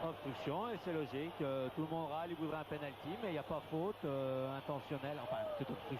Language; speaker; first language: French; native; French